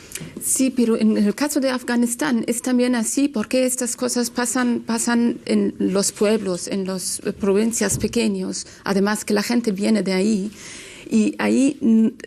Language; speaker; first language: Spanish; non-native, learner; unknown